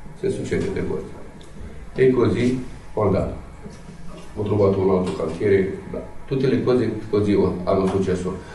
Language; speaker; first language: Italian; non-native, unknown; Romany